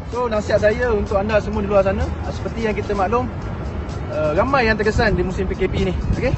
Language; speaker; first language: Malay; native; Malay